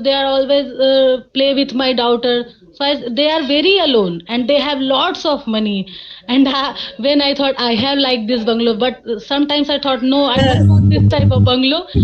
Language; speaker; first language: English; non-native, learner; Hindi